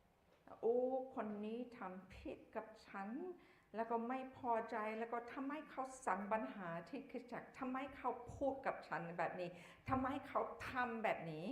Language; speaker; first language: Thai; non-native, fluent; English